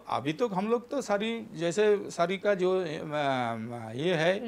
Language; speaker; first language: Hindi; non-native, local second language; Santali